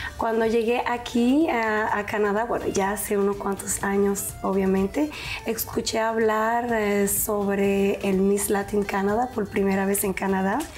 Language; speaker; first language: Spanish; native; Spanish